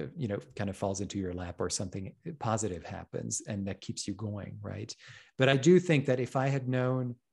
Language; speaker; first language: English; non-native, fluent; French